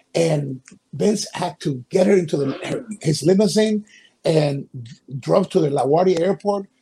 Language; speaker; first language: English; early bilingual, other home language; Spanish